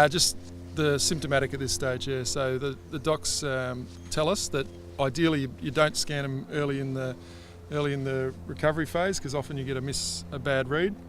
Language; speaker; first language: English; native; English